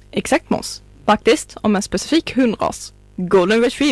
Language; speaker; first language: Swedish; native; Swedish